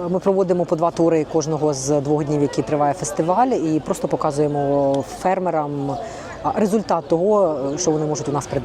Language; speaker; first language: Ukrainian; native; Ukrainian